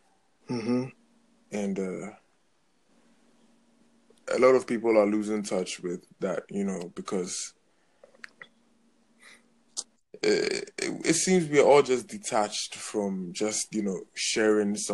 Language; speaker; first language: English; non-native, local second language; Akan